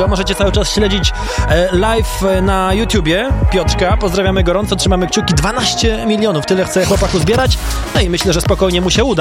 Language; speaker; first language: Polish; native; Polish